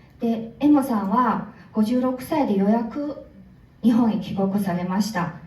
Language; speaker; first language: Japanese; non-native, fluent; Korean